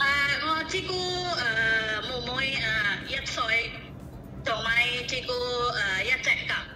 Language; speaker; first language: Chinese; non-native, learner; Indonesian